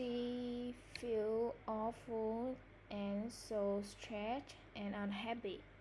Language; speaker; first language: English; non-native, learner; Vietnamese